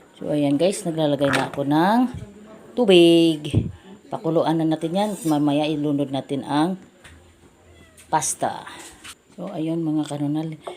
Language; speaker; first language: Filipino; non-native, local second language; Cebuano